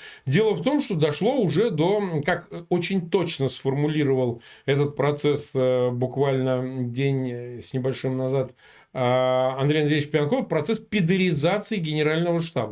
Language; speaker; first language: Russian; native; Russian